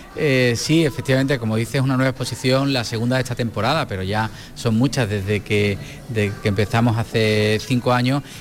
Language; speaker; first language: Spanish; native; Spanish